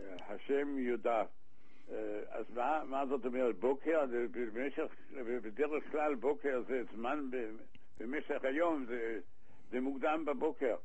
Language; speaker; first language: Hebrew; non-native, fluent; Danish